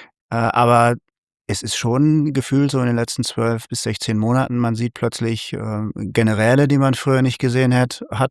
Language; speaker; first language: German; native; German